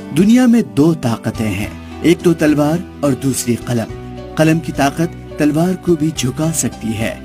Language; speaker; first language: Urdu; native; Urdu